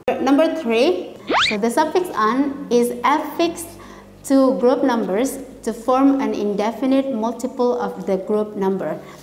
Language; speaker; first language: English; non-native, fluent; Indonesian